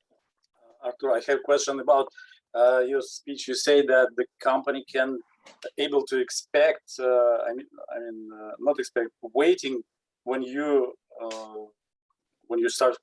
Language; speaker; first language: English; non-native, learner; Russian